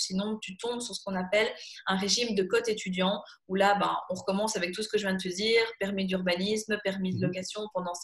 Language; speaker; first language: French; native; French